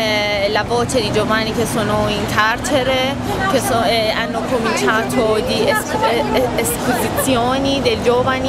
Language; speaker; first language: Italian; non-native, learner; Persian